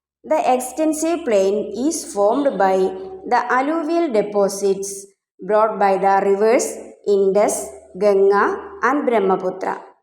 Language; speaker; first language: English; non-native, local second language; Malayalam